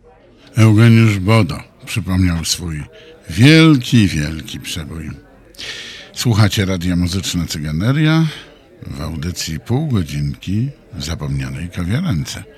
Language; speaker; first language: Polish; native; Polish